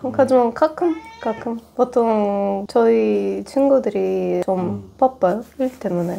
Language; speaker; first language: Korean; non-native, learner; Russian